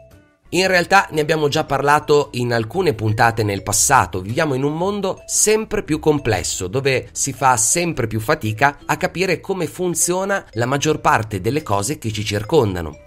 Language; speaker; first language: Italian; native; Italian